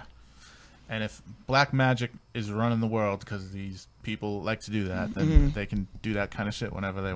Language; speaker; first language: English; native; English